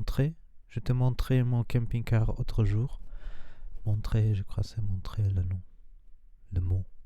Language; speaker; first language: French; non-native, learner; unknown